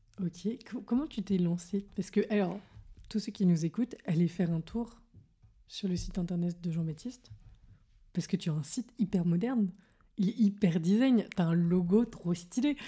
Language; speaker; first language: French; native; French